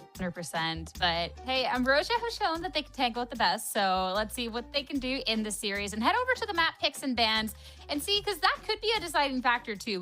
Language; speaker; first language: English; native; English